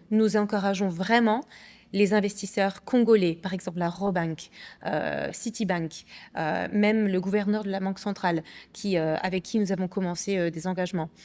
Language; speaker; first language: French; early bilingual, other home language; English